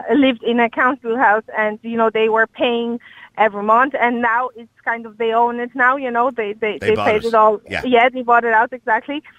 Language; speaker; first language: English; non-native, fluent; Polish